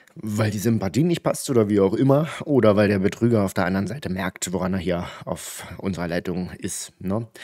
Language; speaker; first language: German; native; German